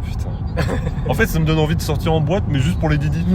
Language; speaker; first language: French; native; French